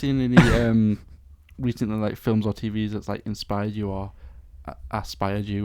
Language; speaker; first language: English; native; English